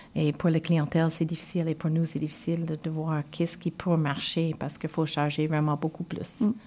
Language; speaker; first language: French; non-native, fluent; English